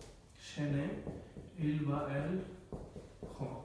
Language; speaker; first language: French; non-native, fluent; Bangla